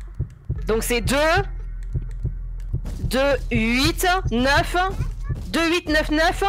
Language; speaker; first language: French; native; French